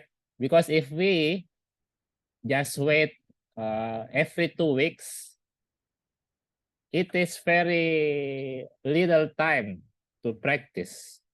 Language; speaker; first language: English; non-native, learner; Indonesian